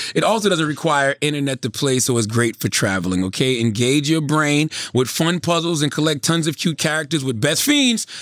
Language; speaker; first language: English; native; English